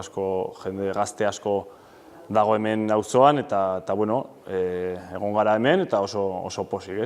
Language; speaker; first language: Basque; non-native, local second language; Spanish